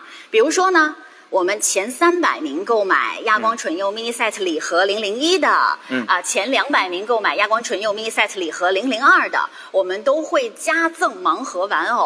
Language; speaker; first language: Chinese; native; Chinese